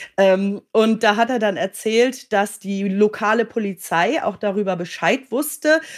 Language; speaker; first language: German; native; German